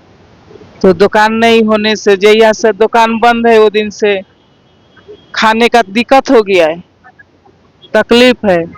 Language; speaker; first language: Hindi; non-native, local second language; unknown